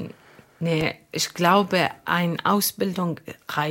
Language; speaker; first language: German; non-native, local second language; Arabic